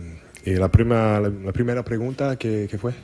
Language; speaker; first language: Spanish; non-native, learner; English